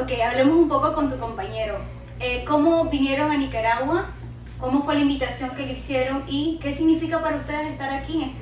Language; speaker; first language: Spanish; native; Spanish